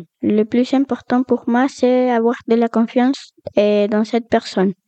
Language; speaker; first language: French; non-native, learner; Spanish